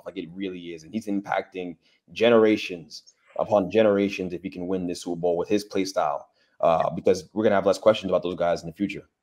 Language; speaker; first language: English; native; English